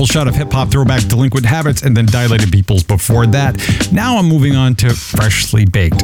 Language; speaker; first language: English; native; English